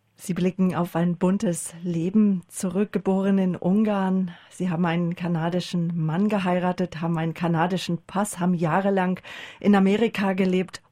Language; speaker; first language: German; native; German